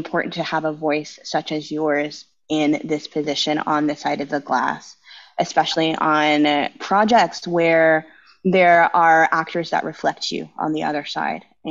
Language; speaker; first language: English; native; English